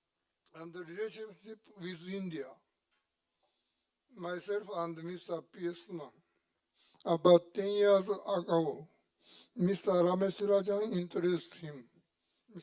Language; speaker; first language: English; non-native, learner; Japanese